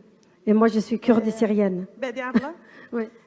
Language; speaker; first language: French; non-native, fluent; Kurdish